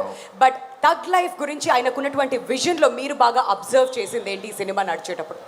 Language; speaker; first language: Telugu; native; Telugu